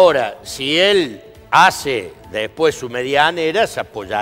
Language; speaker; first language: Spanish; native; Spanish